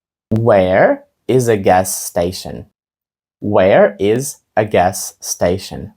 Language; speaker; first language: English; non-native, fluent; Ukrainian